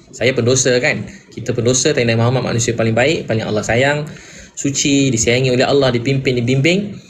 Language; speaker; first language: Malay; native; Malay